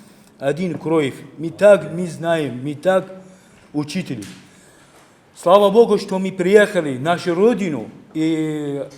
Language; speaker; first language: Russian; non-native, learner; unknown